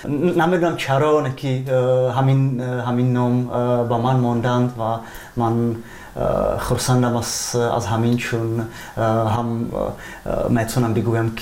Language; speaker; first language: Persian; non-native, fluent; Czech